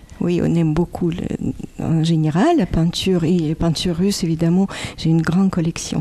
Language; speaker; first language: French; non-native, fluent; Russian